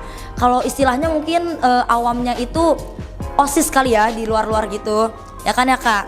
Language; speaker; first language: Indonesian; native; Indonesian